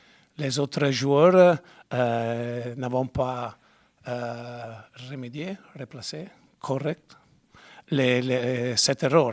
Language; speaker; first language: French; non-native, learner; Spanish